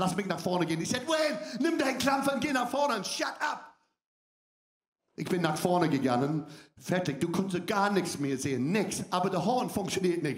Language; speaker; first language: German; non-native, fluent; English